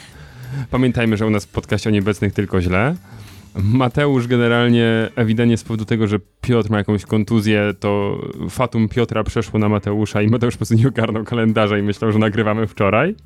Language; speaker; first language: Polish; native; Polish